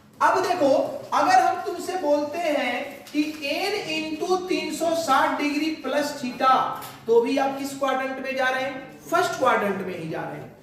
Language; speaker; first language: Hindi; native; Hindi